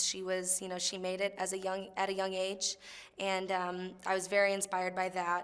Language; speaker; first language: English; native; English